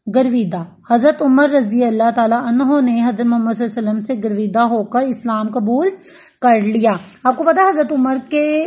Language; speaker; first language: Urdu; non-native, local second language; Punjabi